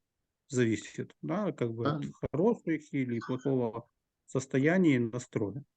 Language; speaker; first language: Russian; native; Russian